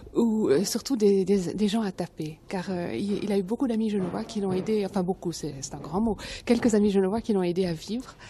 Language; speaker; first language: French; native; French